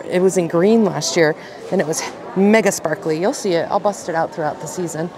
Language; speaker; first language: English; native; English